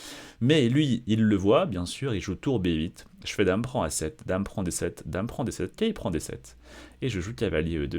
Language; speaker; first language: French; native; French